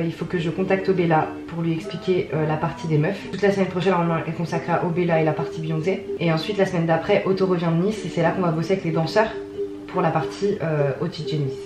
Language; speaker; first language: French; native; French